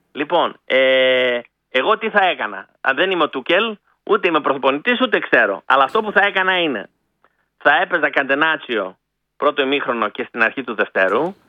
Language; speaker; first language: Greek; early bilingual, heritage; Greek